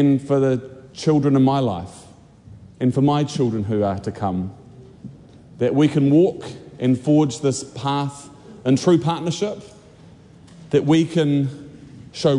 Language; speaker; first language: English; native; English